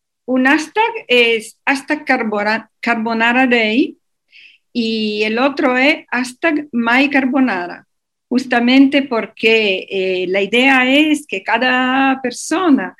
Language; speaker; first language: Spanish; non-native, fluent; Italian